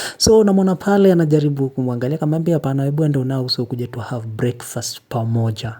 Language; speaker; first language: Swahili; native; Swahili